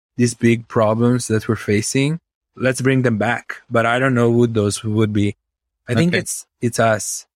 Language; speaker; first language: English; non-native, fluent; Italian